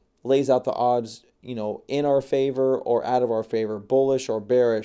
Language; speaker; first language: English; native; English